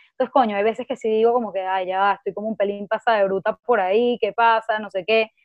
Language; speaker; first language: Spanish; native; Spanish